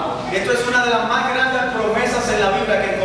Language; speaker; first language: Spanish; native; Spanish